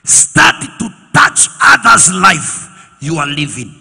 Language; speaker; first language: English; non-native, local second language; Swahili